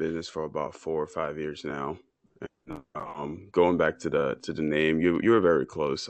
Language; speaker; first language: English; non-native, local second language; Yoruba